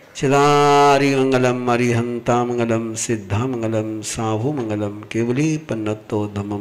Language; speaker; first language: Hindi; non-native, local second language; Marathi